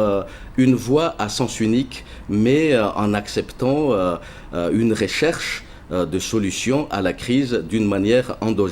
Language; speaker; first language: French; non-native, local second language; Malagasy